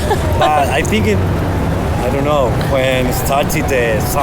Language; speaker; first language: English; non-native, learner; Spanish